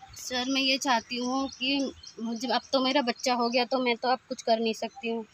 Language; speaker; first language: Hindi; native; Hindi